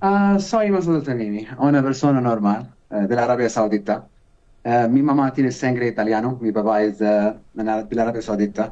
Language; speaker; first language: Spanish; non-native, learner; Arabic